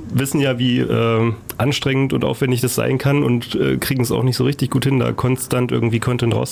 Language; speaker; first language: German; native; German